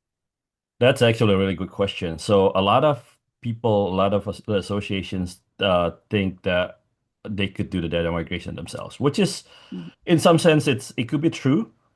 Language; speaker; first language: English; non-native, fluent; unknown